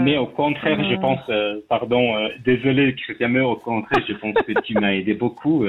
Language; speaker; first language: French; non-native, fluent; Persian